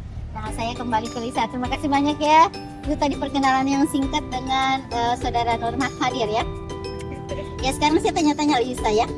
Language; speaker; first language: Indonesian; native; Indonesian